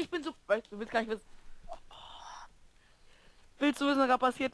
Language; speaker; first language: German; native; German